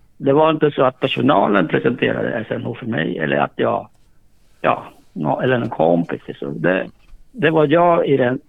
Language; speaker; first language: Swedish; early bilingual, other home language; Vietnamese